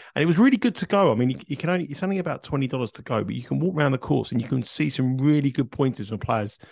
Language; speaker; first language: English; native; English